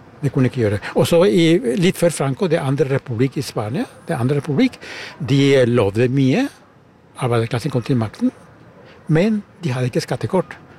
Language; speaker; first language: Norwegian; non-native, fluent; German